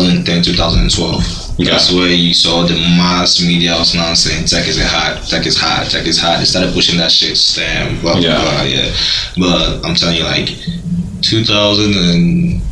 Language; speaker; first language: English; non-native, local second language; Igbo